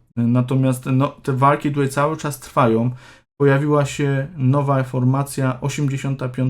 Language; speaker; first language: Polish; native; Polish